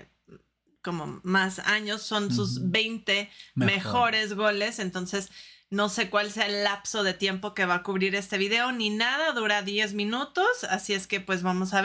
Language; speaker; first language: Spanish; early bilingual, heritage; Spanish